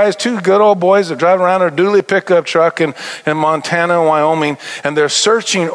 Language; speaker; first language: English; native; English